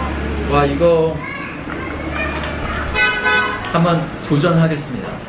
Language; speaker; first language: Korean; non-native, fluent; Chinese